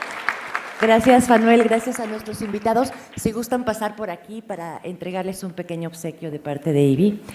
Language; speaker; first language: Spanish; native; Spanish